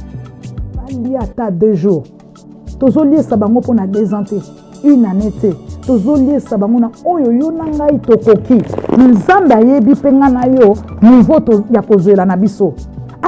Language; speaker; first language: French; non-native, local second language; Lingala